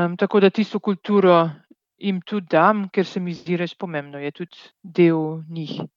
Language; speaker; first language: Slovenian; non-native, fluent; Dutch